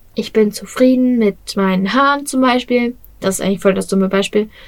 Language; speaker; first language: German; native; German